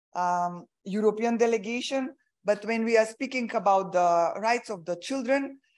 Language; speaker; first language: English; non-native, fluent; Macedonian